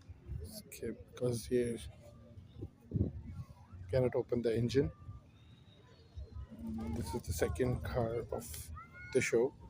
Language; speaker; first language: English; non-native, local second language; Urdu